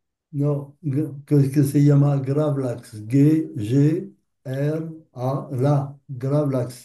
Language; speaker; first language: Spanish; non-native, learner; French